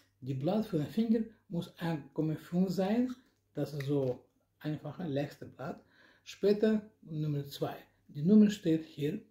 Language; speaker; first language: German; non-native, learner; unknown